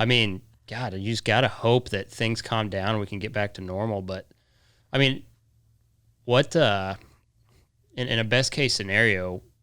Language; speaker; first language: English; native; English